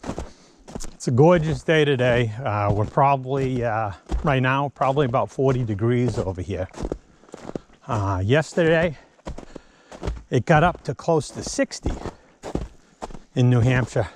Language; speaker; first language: English; native; English